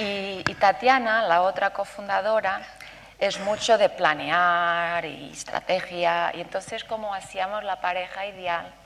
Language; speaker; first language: Spanish; non-native, fluent; Portuguese